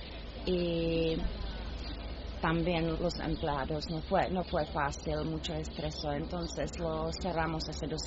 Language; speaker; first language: Spanish; non-native, fluent; Czech